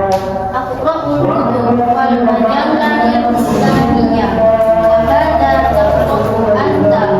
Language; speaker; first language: Arabic; non-native, learner; Indonesian